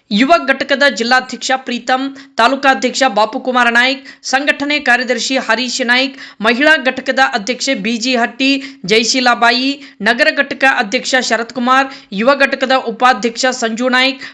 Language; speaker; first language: Kannada; native; Kannada